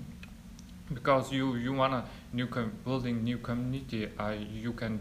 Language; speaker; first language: English; non-native, learner; Mongolian